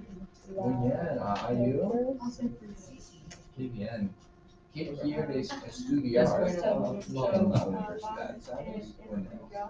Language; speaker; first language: Spanish; non-native, learner; English